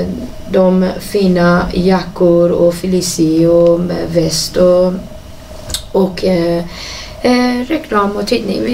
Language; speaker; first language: Swedish; non-native, fluent; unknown